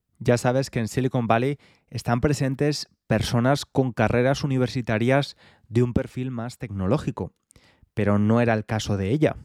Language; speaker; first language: Spanish; native; Spanish